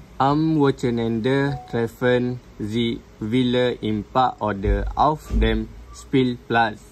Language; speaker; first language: German; non-native, learner; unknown